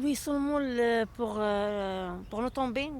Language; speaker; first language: French; non-native, learner; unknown